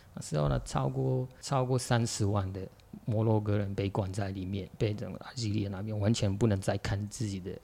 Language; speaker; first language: Chinese; non-native, fluent; Arabic